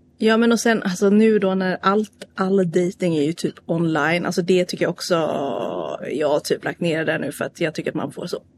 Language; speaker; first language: Swedish; native; Swedish